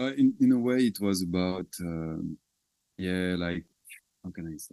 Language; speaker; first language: English; non-native, fluent; French